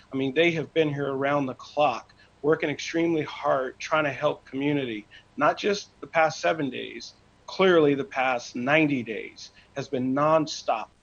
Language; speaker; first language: English; native; English